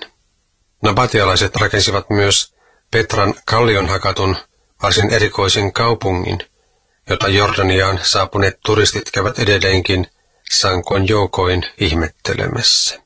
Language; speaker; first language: Finnish; native; Finnish